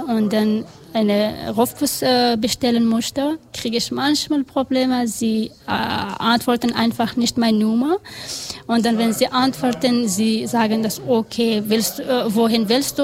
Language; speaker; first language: German; non-native, learner; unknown